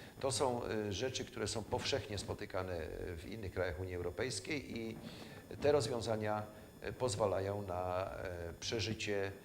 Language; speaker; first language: Polish; native; Polish